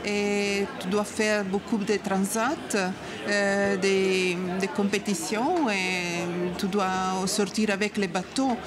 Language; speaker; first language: French; non-native, learner; Italian